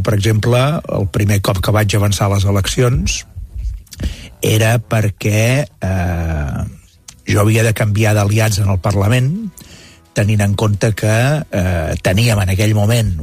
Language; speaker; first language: Catalan; native; Catalan